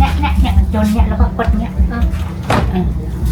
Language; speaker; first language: Thai; native; Thai